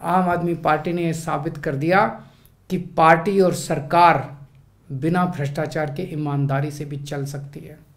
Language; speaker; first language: Hindi; native; Hindi